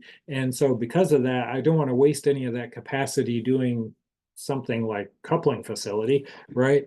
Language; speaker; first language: English; native; English